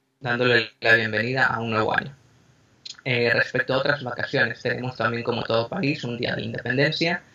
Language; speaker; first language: Spanish; native; Spanish